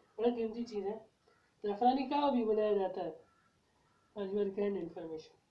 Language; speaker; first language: Urdu; non-native, local second language; Kashmiri